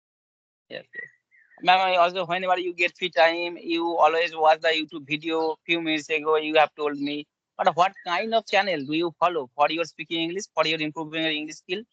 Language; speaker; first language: English; non-native, learner; Bangla